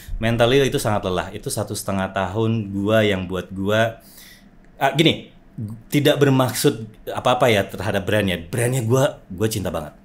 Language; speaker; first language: Indonesian; native; Indonesian